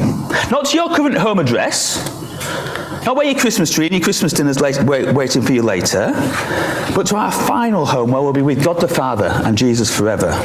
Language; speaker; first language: English; native; English